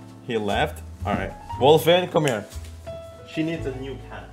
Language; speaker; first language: English; non-native, fluent; Indonesian